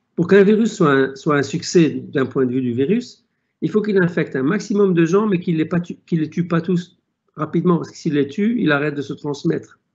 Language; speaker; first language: French; non-native, local second language; Arabic